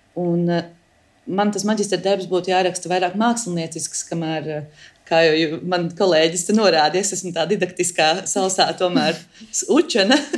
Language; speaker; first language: Latvian; early bilingual, heritage; Latvian